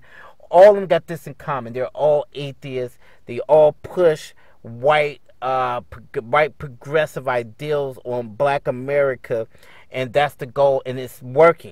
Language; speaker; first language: English; native; English